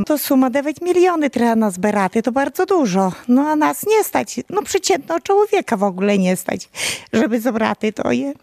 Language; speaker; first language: Polish; non-native, local second language; Ukrainian